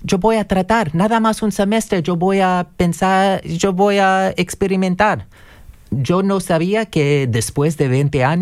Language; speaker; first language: Spanish; non-native, fluent; English